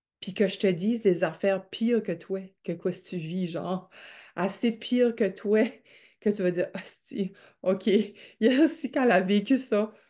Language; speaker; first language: French; native; French